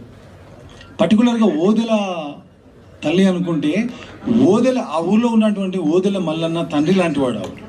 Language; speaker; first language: Telugu; native; Telugu